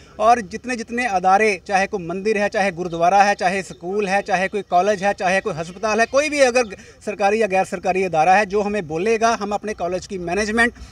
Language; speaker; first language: Hindi; native; Hindi